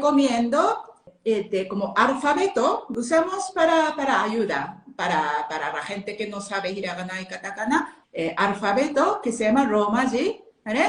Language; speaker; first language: Spanish; non-native, learner; Japanese